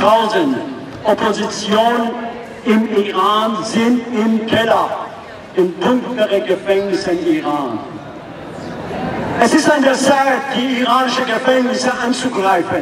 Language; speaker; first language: German; non-native, fluent; Persian